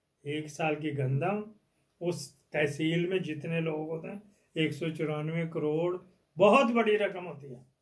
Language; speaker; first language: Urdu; non-native, local second language; Punjabi